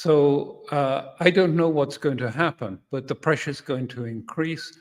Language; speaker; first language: English; native; English